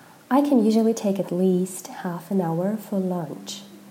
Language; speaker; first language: English; non-native, fluent; Russian